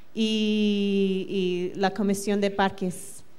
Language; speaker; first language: Spanish; non-native, fluent; English